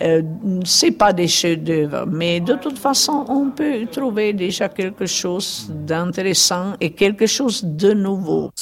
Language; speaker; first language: French; non-native, fluent; Czech